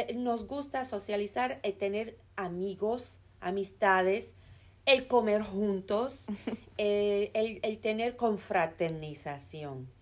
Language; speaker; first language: Spanish; early bilingual, heritage; Spanish